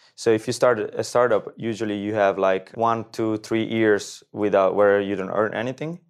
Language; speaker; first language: English; non-native, fluent; Italian